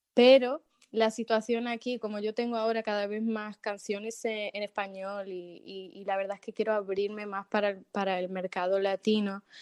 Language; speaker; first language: Spanish; native; Spanish